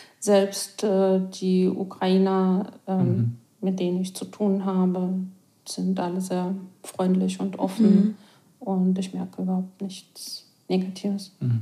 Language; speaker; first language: German; non-native, fluent; Russian